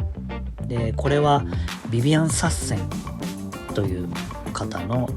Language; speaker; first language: Japanese; native; Japanese